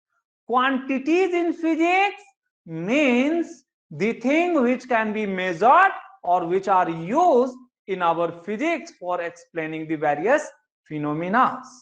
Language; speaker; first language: English; non-native, local second language; Hindi